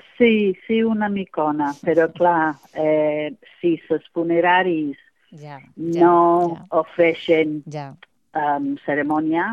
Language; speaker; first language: Catalan; non-native, fluent; English